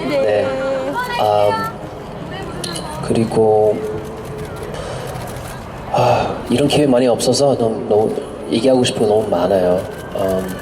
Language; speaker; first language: Korean; non-native, fluent; English